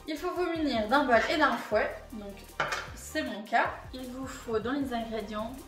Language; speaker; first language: French; native; French